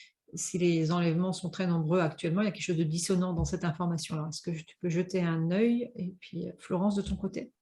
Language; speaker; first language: French; native; French